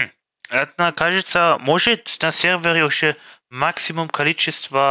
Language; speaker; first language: Russian; non-native, fluent; German